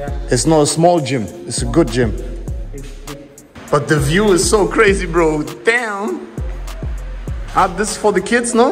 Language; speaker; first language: English; non-native, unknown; German